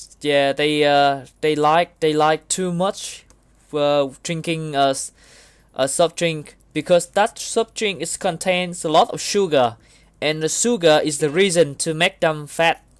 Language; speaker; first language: English; non-native, learner; Vietnamese